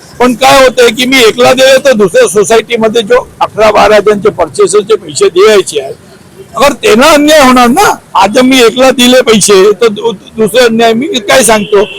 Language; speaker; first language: Marathi; non-native, local second language; Gujarati